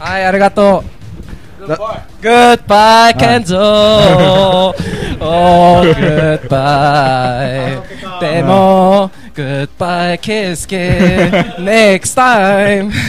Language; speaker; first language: Japanese; non-native, learner; German